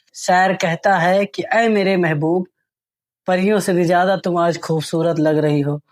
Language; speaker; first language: Urdu; native; Urdu